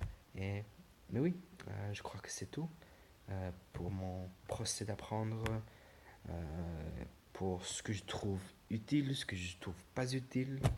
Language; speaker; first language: French; non-native, learner; English